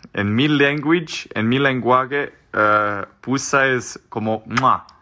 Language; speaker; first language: Spanish; non-native, learner; Serbian